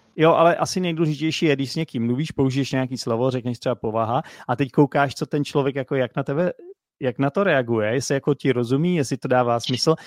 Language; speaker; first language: Czech; native; Czech